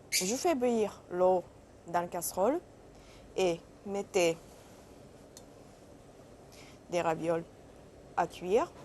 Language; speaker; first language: French; non-native, learner; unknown